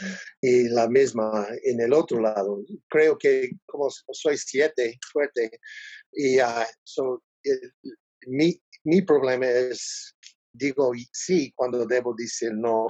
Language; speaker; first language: Spanish; non-native, learner; English